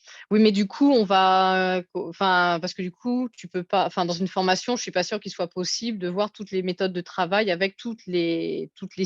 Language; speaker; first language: French; native; French